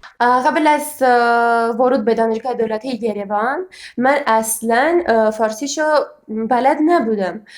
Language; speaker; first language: Persian; non-native, fluent; Armenian